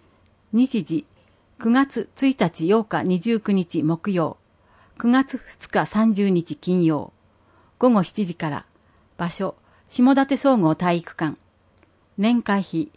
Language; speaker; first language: Japanese; native; Japanese